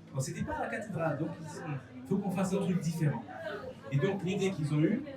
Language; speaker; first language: French; non-native, fluent; Portuguese